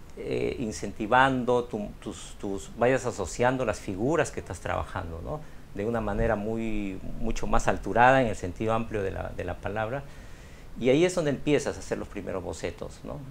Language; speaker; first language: Spanish; native; Spanish